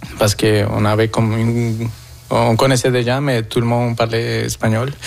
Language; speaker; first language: French; non-native, fluent; Spanish